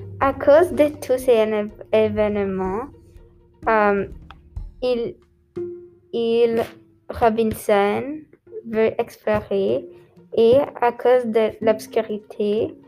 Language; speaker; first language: French; non-native, local second language; English